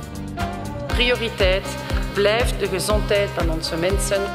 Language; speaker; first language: Dutch; non-native, local second language; French